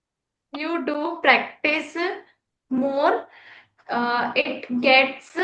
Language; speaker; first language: English; non-native, learner; Hindi